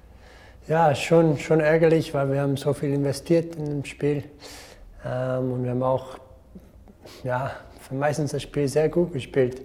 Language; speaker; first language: German; non-native, fluent; English